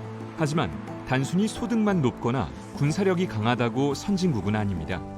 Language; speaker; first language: Korean; native; Korean